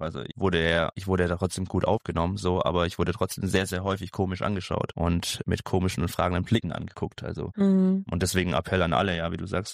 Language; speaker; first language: German; native; German